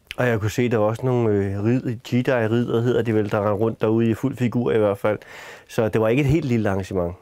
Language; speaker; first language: Danish; native; Danish